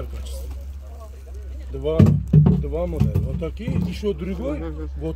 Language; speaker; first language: Russian; non-native, learner; Turkish